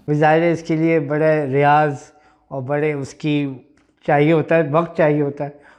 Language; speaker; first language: Urdu; native; Urdu